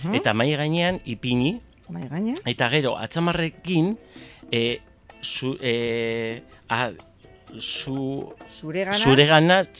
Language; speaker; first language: Basque; non-native, local second language; Spanish